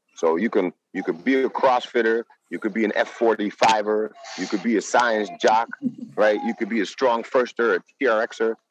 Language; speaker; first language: English; non-native, fluent; Dutch